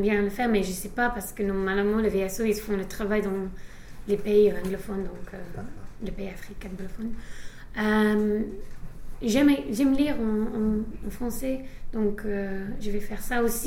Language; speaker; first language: French; non-native, fluent; English